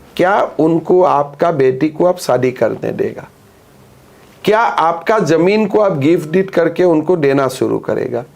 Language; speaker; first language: Hindi; non-native, local second language; Assamese